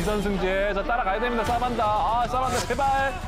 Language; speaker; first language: Korean; native; Korean